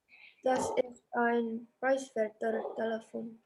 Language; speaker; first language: German; non-native, learner; Indonesian